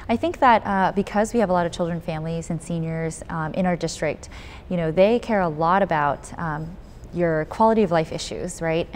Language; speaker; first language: English; native; English